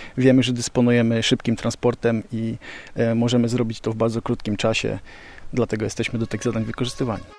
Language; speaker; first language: Polish; native; Polish